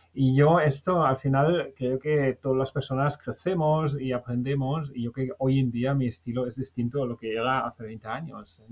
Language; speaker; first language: Spanish; non-native, fluent; German